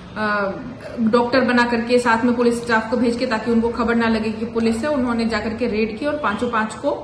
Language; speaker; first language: Hindi; non-native, local second language; Gujarati